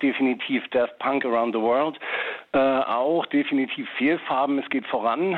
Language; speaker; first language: German; native; German